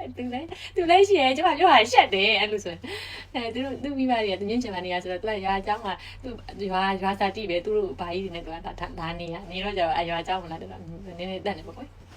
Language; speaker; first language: Burmese; native; Burmese